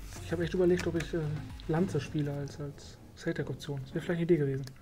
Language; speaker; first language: German; native; German